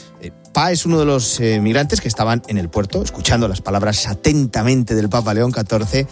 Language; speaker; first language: Spanish; native; Spanish